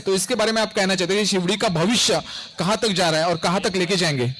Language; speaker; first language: Hindi; non-native, local second language; Marathi